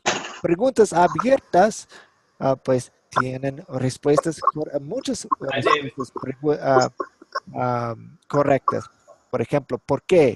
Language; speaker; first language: Spanish; non-native, fluent; English